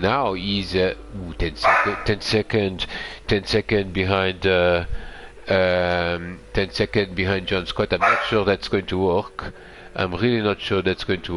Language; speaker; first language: English; non-native, fluent; Portuguese